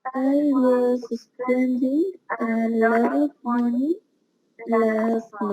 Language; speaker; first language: English; non-native, learner; Spanish